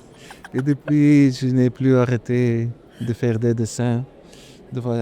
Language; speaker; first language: French; non-native, fluent; Dutch